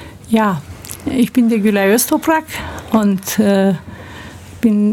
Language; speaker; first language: German; early bilingual, other home language; Turkish